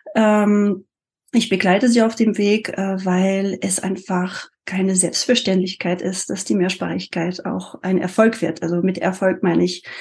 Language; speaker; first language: German; non-native, fluent; French